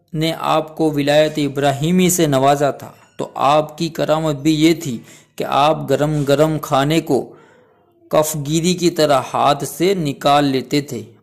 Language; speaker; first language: Urdu; non-native, local second language; Gujarati